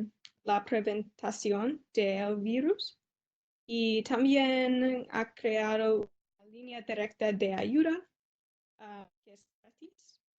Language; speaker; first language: Spanish; non-native, learner; English